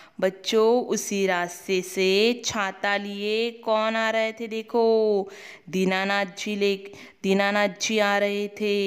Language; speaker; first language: Hindi; non-native, local second language; Marathi